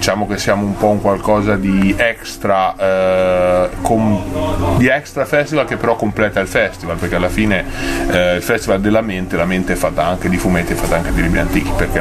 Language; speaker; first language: Italian; native; Italian